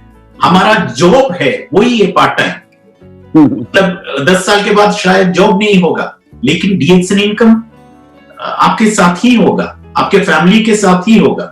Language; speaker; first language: Hindi; non-native, local second language; Malayalam